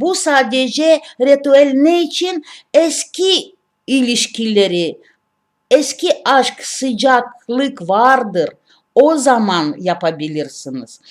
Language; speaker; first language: Turkish; non-native, learner; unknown